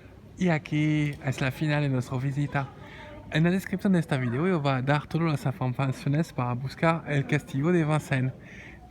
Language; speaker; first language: Spanish; non-native, learner; French